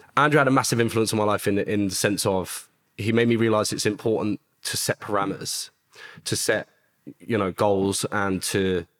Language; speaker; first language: English; native; English